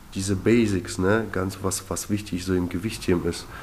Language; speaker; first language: German; early bilingual, other home language; Russian